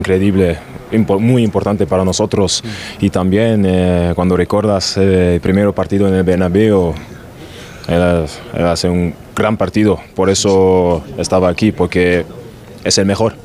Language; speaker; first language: Spanish; non-native, learner; German